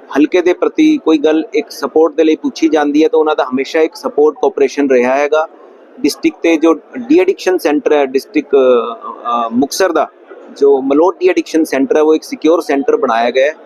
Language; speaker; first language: Hindi; non-native, local second language; Punjabi